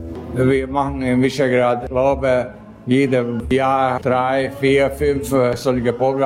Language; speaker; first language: German; non-native, local second language; Hungarian